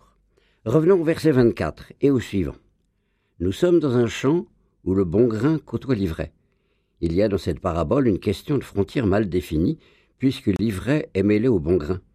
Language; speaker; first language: French; native; French